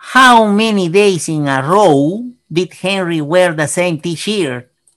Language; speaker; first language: English; non-native, fluent; Spanish